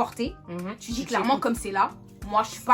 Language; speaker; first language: French; native; French